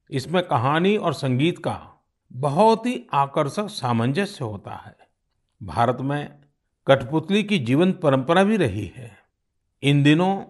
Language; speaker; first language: Hindi; non-native, local second language; Gujarati